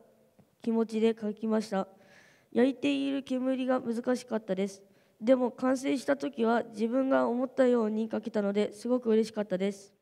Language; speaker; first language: Japanese; native; Japanese